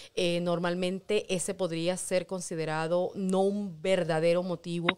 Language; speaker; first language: Spanish; native; Spanish